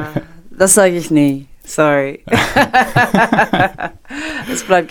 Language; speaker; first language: German; non-native, fluent; English